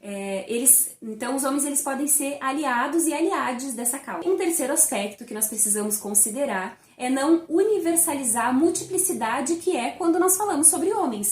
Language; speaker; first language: Portuguese; native; Portuguese